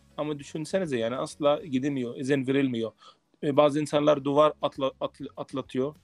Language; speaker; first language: Turkish; non-native, fluent; Arabic